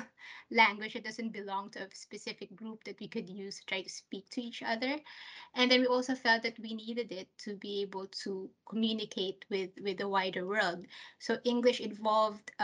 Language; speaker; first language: English; non-native, local second language; Filipino